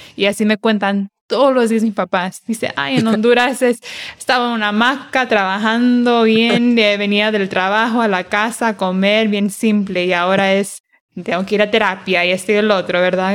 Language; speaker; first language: Spanish; early bilingual, heritage; Spanish